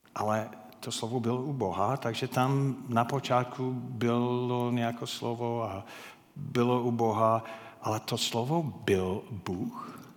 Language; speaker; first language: Czech; non-native, fluent; English